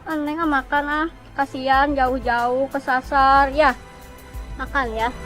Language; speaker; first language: Indonesian; native; Indonesian